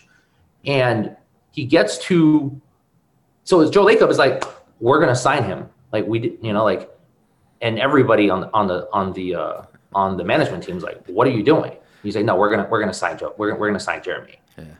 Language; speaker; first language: English; native; English